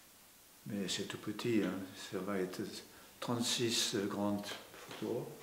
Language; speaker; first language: French; non-native, fluent; German